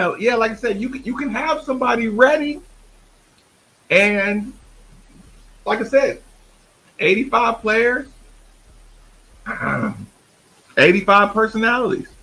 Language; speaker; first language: English; native; English